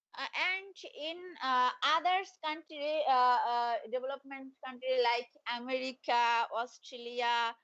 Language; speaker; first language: English; non-native, learner; Bangla